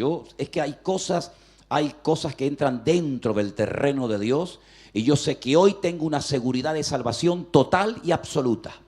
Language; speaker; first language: Spanish; native; Spanish